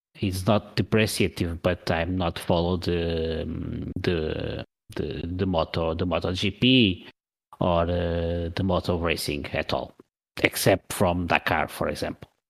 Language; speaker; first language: English; non-native, learner; Portuguese